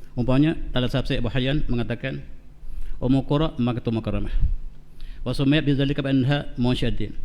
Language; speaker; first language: Malay; native; Malay